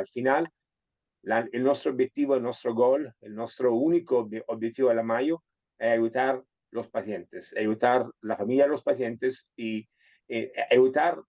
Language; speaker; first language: Spanish; non-native, fluent; Italian